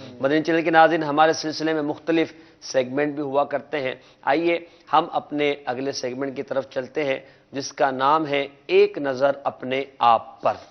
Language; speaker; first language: Urdu; native; Urdu